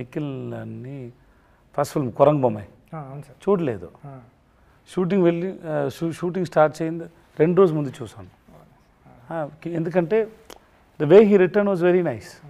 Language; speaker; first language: Telugu; non-native, learner; Tamil